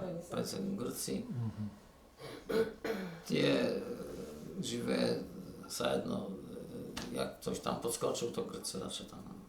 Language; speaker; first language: Macedonian; early bilingual, heritage; Polish